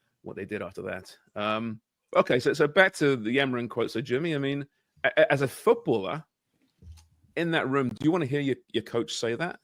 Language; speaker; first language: English; native; English